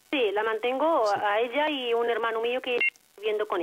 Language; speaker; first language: Spanish; non-native, fluent; Arabic